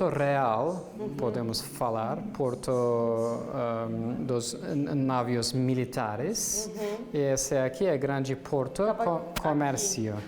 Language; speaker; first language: Portuguese; non-native, learner; Turkish